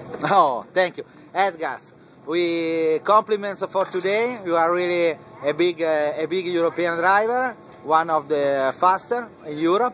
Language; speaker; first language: English; non-native, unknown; Italian